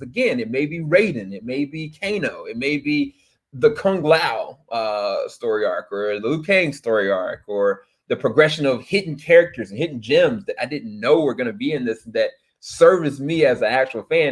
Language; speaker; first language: English; native; English